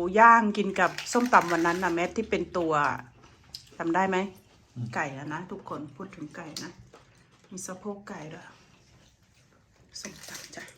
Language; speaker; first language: Thai; native; Thai